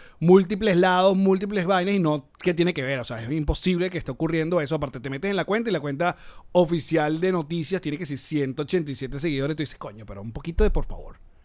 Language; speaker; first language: Spanish; native; Spanish